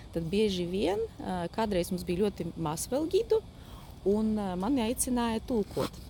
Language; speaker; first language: Latvian; non-native, local second language; Polish